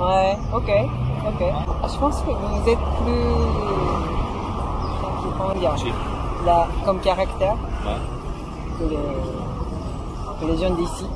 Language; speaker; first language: French; non-native, fluent; Japanese